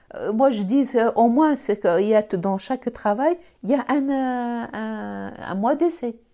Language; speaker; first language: French; non-native, local second language; Arabic